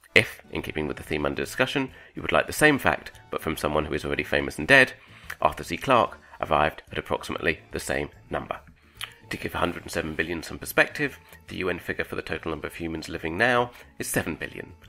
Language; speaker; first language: English; native; English